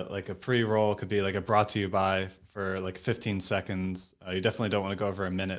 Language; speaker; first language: English; native; English